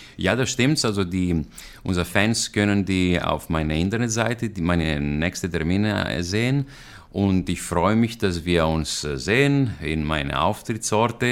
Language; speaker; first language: German; non-native, fluent; Greek